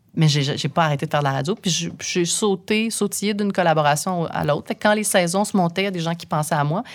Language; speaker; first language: French; native; French